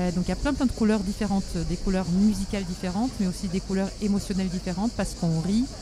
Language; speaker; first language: French; non-native, fluent; Polish